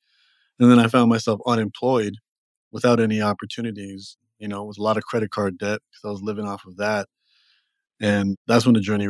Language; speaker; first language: English; native; English